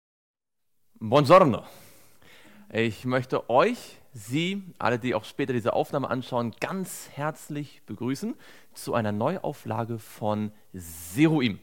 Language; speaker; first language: German; native; German